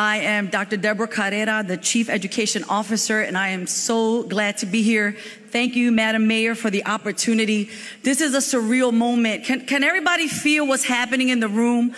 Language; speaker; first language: English; native; English